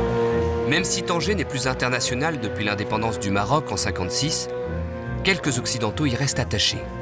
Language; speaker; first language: French; native; French